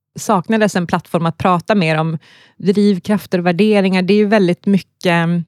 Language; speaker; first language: Swedish; native; Swedish